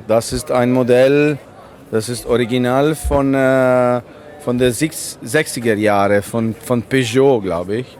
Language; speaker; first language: German; non-native, fluent; Italian